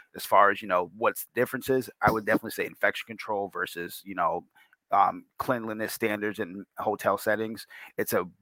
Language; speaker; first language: English; native; English